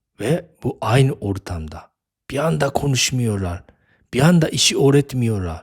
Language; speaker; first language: Turkish; non-native, fluent; Japanese